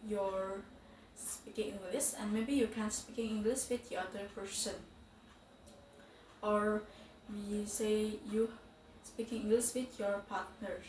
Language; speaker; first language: English; non-native, fluent; Indonesian